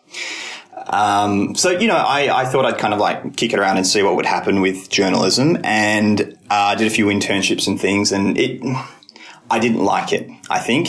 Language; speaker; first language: English; native; English